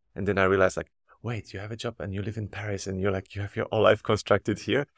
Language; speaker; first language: English; non-native, fluent; Slovak